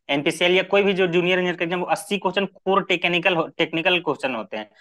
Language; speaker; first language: Hindi; native; Hindi